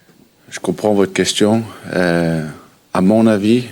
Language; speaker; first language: French; early bilingual, heritage; French